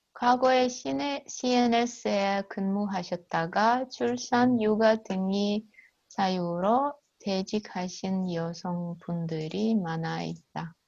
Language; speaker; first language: Korean; non-native, learner; Russian